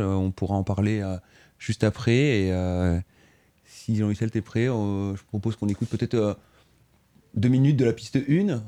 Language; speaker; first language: French; native; French